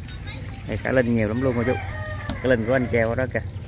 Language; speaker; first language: Vietnamese; native; Vietnamese